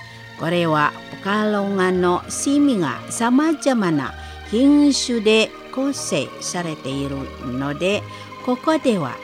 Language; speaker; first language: Japanese; non-native, fluent; Indonesian